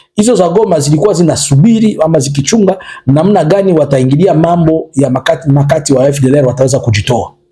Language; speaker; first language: Swahili; native; Swahili